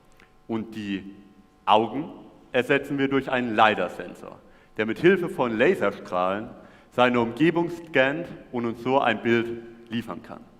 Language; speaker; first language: German; native; German